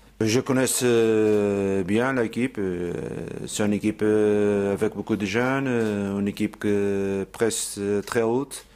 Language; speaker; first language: French; non-native, learner; Portuguese